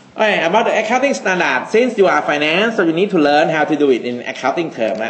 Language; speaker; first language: English; non-native, fluent; Thai